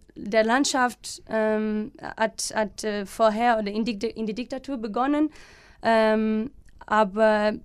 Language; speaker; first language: German; non-native, fluent; Portuguese